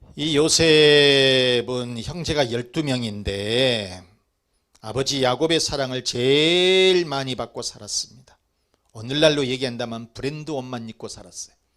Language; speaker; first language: Korean; native; Korean